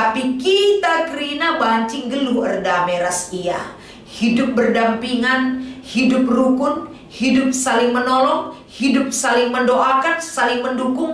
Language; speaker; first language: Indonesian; non-native, local second language; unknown